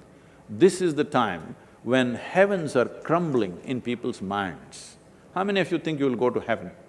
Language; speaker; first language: English; non-native, local second language; Kannada